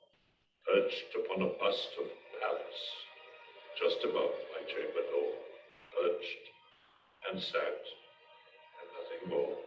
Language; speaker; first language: English; native; English